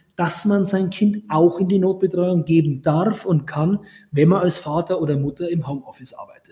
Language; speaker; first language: German; native; German